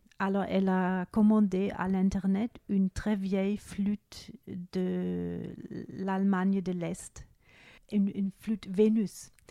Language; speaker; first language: French; non-native, fluent; German